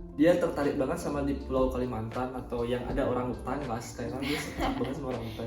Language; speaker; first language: Indonesian; native; Indonesian